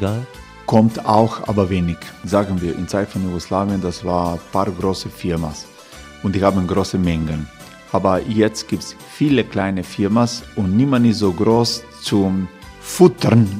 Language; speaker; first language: German; non-native, fluent; Croatian